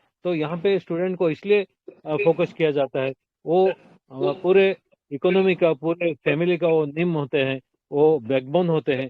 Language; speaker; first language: Hindi; non-native, local second language; Odia